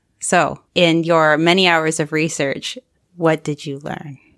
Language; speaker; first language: English; native; English